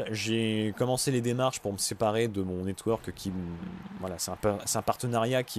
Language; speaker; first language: French; native; French